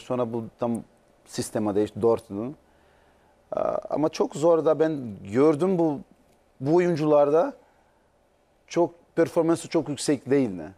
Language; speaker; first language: Turkish; non-native, learner; Portuguese